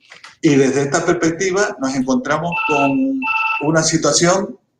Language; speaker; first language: Spanish; native; Spanish